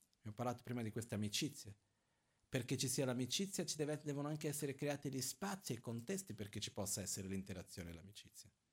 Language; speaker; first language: Italian; non-native, fluent; Portuguese